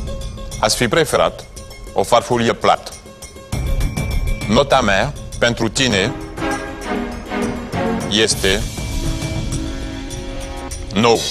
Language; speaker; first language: Romanian; non-native, learner; French